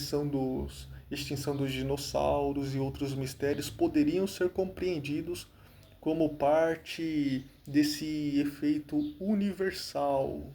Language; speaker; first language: Portuguese; native; Portuguese